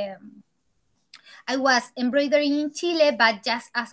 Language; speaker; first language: English; non-native, fluent; Spanish